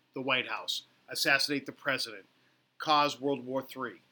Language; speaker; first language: English; native; English